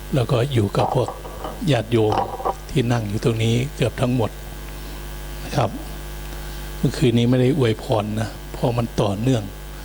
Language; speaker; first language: Thai; native; Thai